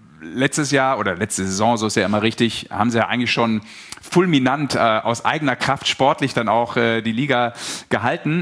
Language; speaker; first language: German; native; German